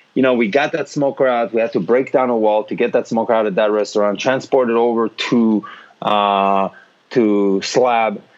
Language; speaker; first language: English; non-native, fluent; Hebrew